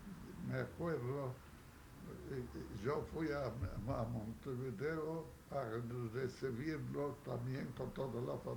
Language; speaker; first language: Spanish; non-native, fluent; Yiddish